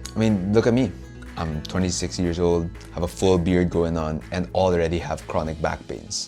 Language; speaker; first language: English; non-native, local second language; Filipino